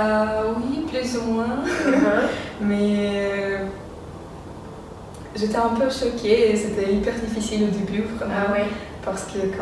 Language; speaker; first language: French; non-native, fluent; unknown